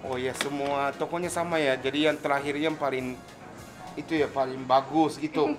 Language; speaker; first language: Indonesian; non-native, fluent; Japanese